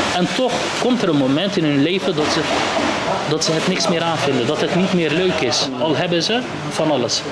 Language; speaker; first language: Dutch; early bilingual, other home language; Arabic